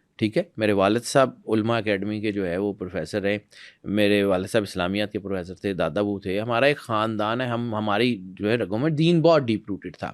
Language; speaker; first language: Urdu; non-native, local second language; Punjabi